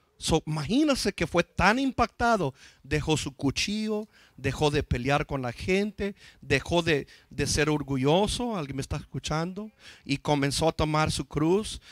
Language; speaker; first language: Spanish; non-native, fluent; English